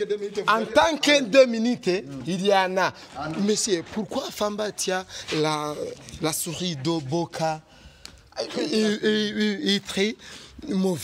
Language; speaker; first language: French; non-native, local second language; Rundi